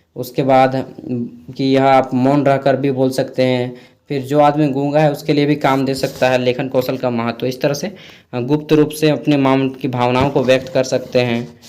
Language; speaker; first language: Hindi; non-native, local second language; Magahi